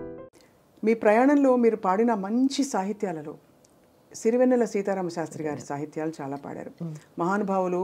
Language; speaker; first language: Telugu; native; Telugu